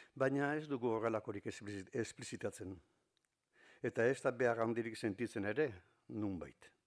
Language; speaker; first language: Basque; native; Basque